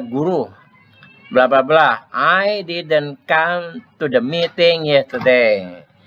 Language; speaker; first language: English; non-native, fluent; Indonesian